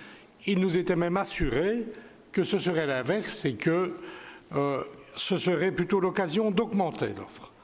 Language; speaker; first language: French; native; French